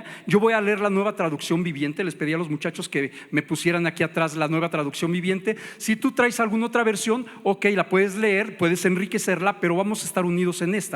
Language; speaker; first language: Spanish; native; Spanish